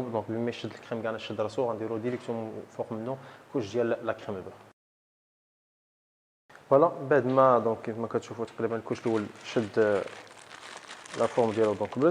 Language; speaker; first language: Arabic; native; Arabic